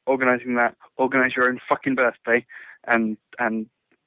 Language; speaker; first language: English; native; English